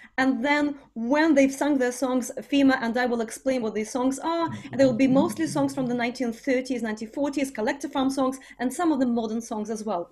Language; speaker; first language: English; non-native, fluent; Russian